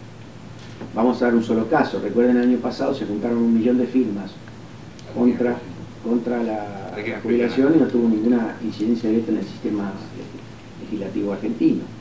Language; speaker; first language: Spanish; native; Spanish